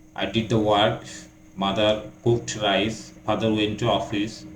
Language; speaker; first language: English; non-native, local second language; Bangla